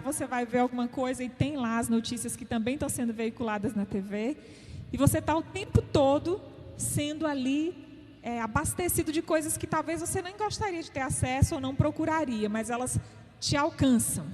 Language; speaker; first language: Portuguese; native; Portuguese